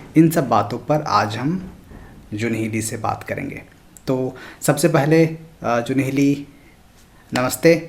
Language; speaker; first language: Hindi; native; Hindi